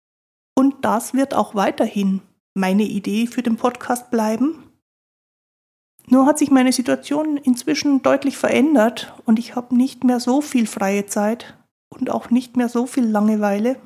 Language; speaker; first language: German; native; German